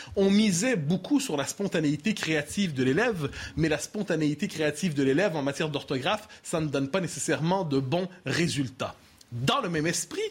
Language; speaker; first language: French; native; French